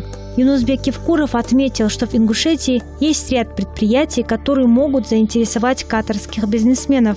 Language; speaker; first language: Russian; native; Russian